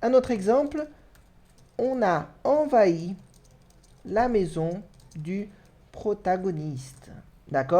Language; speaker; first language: French; non-native, fluent; Portuguese